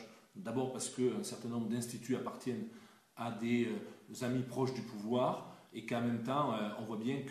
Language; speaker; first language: French; native; French